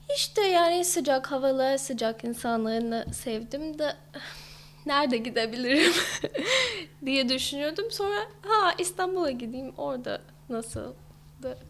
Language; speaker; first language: Turkish; non-native, fluent; English